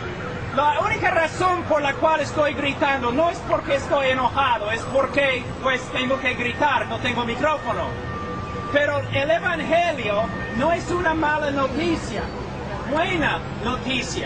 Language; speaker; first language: Spanish; non-native, fluent; English